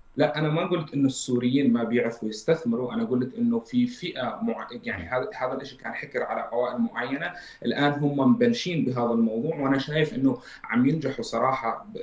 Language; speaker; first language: Arabic; native; Arabic